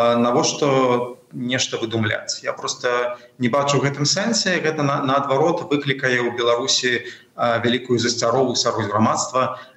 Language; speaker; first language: Belarusian; non-native, local second language; Russian